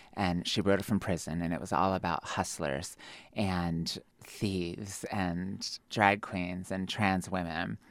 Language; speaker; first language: English; native; English